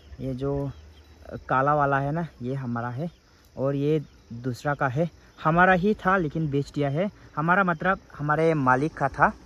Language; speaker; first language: Hindi; non-native, local second language; Garo